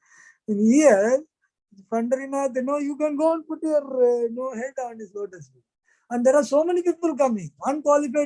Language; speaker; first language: English; non-native, local second language; Hindi